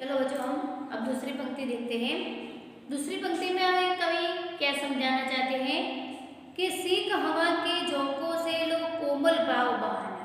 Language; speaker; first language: Hindi; non-native, local second language; Gujarati